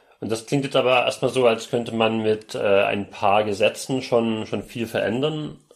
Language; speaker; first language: German; native; German